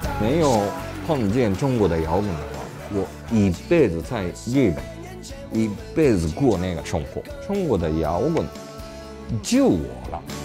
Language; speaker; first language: Chinese; non-native, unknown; Japanese